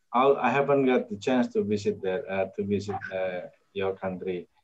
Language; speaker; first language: English; non-native, local second language; Indonesian